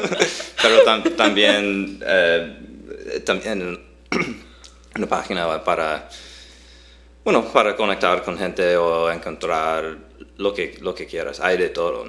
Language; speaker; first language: Spanish; non-native, fluent; English